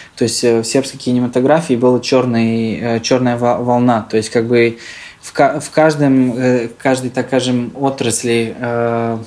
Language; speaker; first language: Russian; early bilingual, heritage; Serbian